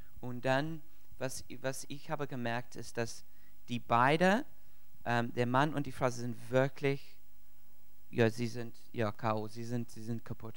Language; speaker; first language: German; non-native, learner; English